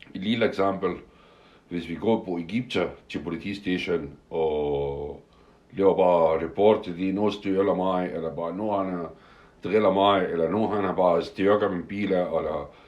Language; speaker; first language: Danish; non-native, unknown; Arabic